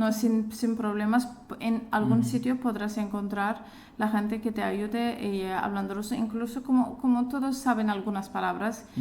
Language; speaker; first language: Spanish; non-native, fluent; Azerbaijani